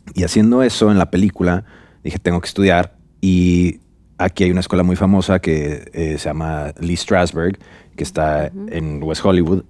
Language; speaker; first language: Spanish; native; Spanish